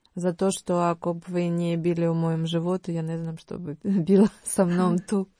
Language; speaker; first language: Croatian; non-native, learner; Ukrainian